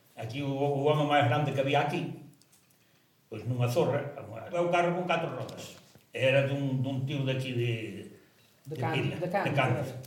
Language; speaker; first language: Galician; native; Galician